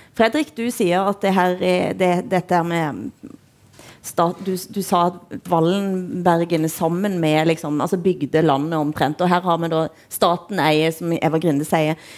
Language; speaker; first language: Norwegian; native; Norwegian